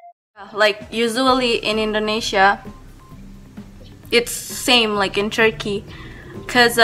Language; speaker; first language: English; non-native, learner; Indonesian